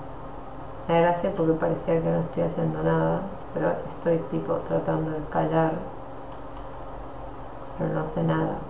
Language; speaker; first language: Spanish; native; Spanish